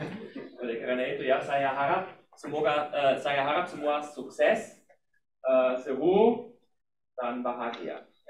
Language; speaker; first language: Indonesian; non-native, fluent; German